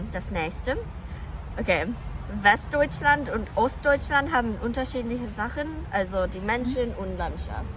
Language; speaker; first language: German; non-native, learner; Japanese